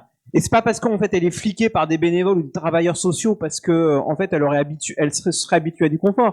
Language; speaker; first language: French; native; French